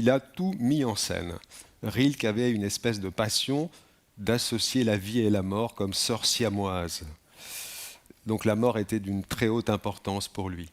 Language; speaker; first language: French; native; French